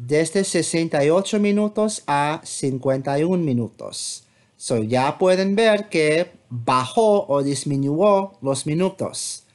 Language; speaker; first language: Spanish; non-native, fluent; English